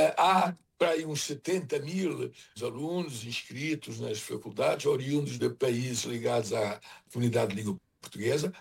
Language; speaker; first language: Portuguese; native; Portuguese